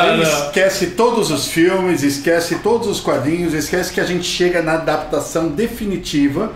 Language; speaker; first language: Portuguese; native; Portuguese